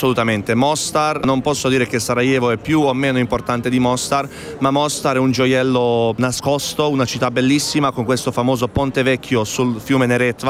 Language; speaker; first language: Italian; non-native, fluent; Bosnian